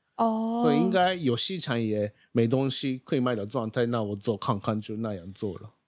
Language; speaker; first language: Chinese; non-native, fluent; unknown